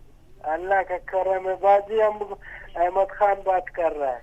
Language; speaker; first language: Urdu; non-native, local second language; Pashto